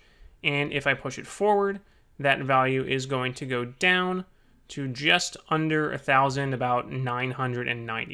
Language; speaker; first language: English; native; English